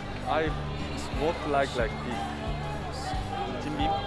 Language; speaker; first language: English; non-native, learner; Korean